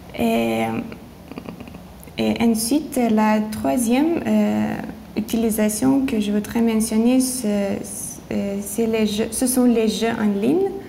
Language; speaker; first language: French; non-native, learner; Lithuanian